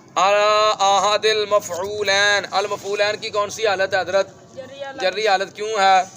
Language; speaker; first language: Urdu; non-native, local second language; Punjabi